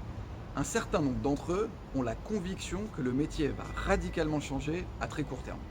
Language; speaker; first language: French; native; French